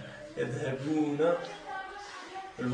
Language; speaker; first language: Arabic; non-native, learner; French